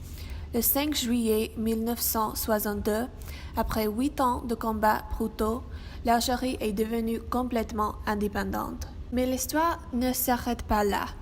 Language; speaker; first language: French; non-native, learner; English